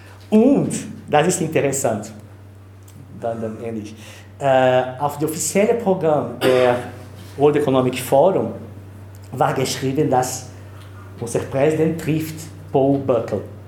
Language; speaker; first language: German; non-native, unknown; Portuguese